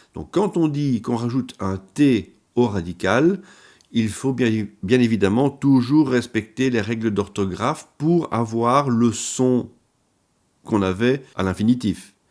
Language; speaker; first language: French; native; French